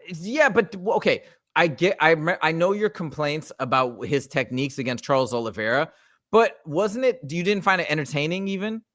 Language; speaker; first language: English; native; English